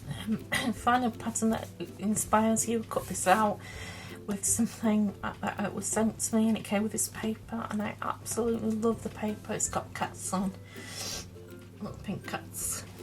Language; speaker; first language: English; native; English